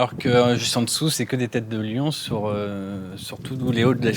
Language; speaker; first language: French; native; French